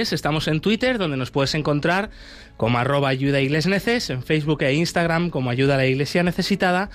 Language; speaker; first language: Spanish; native; Spanish